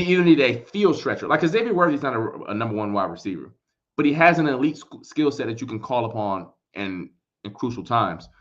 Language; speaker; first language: English; native; English